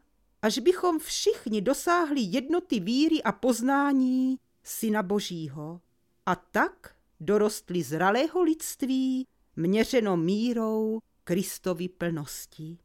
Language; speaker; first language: Czech; native; Czech